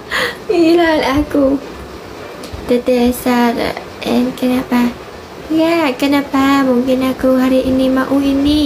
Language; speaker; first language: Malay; non-native, learner; Vietnamese